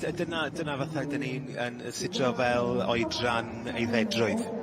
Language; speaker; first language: Welsh; native; Welsh